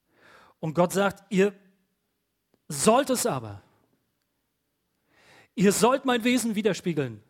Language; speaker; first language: German; native; German